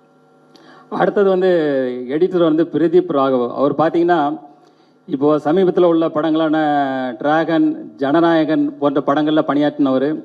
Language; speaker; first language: Tamil; native; Tamil